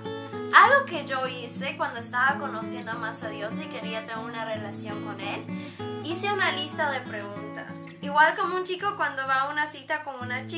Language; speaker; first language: Spanish; early bilingual, heritage; Spanish